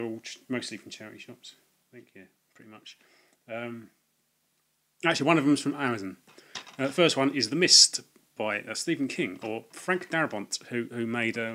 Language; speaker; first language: English; native; English